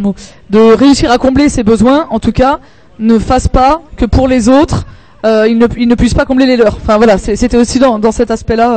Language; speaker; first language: French; native; French